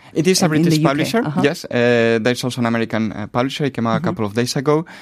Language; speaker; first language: English; non-native, fluent; Spanish